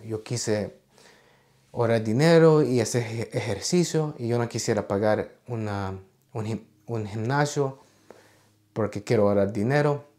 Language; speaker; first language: Spanish; early bilingual, heritage; Spanish